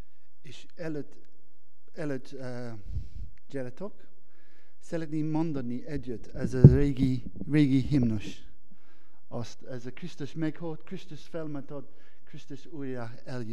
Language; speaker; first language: Hungarian; non-native, learner; English